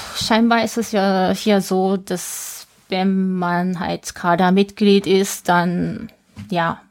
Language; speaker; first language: German; non-native, fluent; Japanese